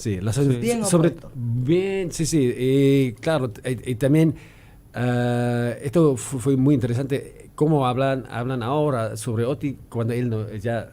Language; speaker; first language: Spanish; non-native, fluent; German